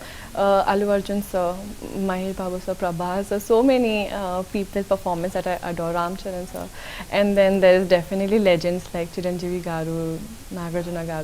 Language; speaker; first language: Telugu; non-native, local second language; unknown